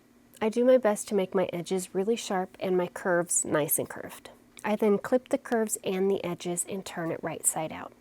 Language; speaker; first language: English; native; English